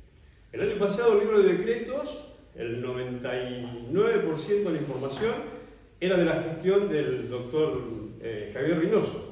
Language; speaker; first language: Spanish; native; Spanish